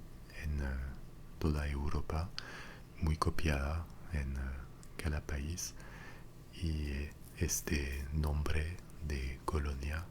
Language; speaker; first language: Spanish; non-native, fluent; French